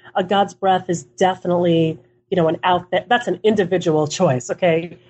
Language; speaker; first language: English; early bilingual, other home language; Hebrew